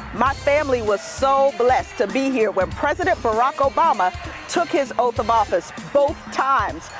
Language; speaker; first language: English; native; English